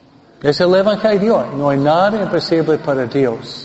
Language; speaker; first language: Spanish; non-native, fluent; English